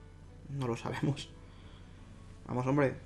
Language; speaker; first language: Spanish; native; Spanish